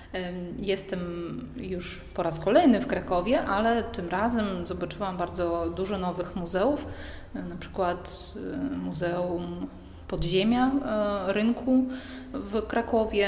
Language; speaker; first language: Polish; early bilingual, heritage; Polish